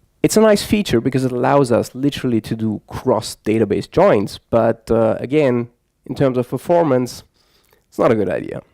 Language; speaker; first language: English; non-native, fluent; German